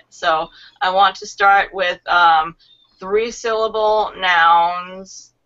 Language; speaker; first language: English; native; English